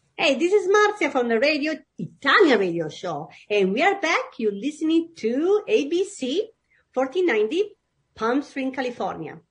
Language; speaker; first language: English; non-native, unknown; Italian